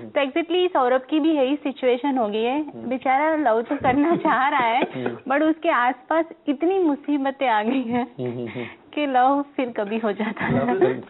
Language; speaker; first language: Hindi; non-native, local second language; Gujarati